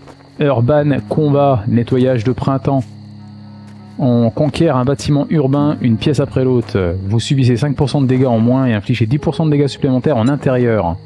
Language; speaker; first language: French; native; French